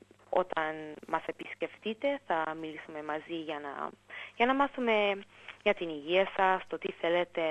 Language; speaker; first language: Greek; early bilingual, heritage; English